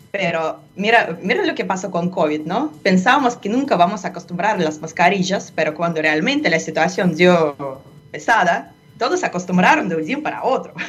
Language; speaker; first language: Spanish; non-native, fluent; Russian